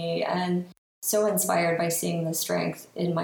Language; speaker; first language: English; native; English